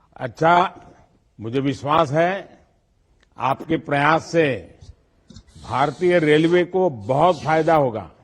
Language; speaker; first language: Hindi; non-native, local second language; Gujarati